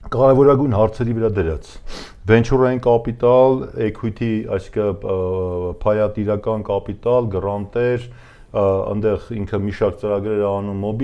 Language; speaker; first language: Armenian; native; Armenian